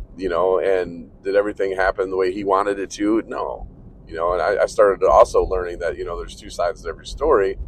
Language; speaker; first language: English; native; English